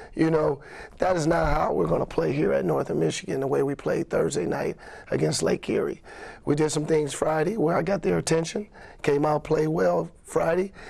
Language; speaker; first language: English; native; English